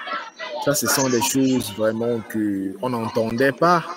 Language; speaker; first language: French; non-native, fluent; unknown